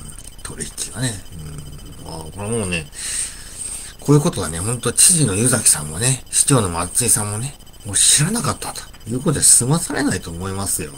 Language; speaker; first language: Japanese; native; Japanese